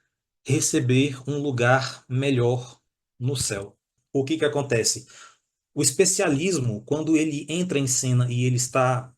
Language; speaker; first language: Portuguese; native; Portuguese